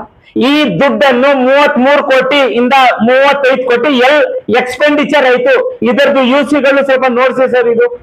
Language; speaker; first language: Kannada; native; Kannada